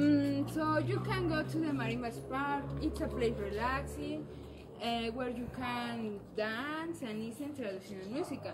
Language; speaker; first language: English; non-native, learner; Spanish